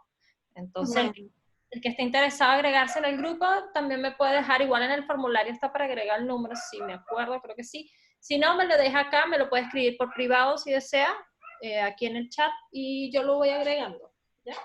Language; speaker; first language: Spanish; native; Spanish